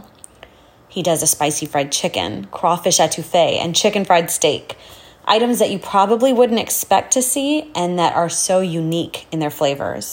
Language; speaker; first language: English; native; English